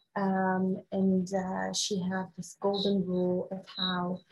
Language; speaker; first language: English; non-native, fluent; Arabic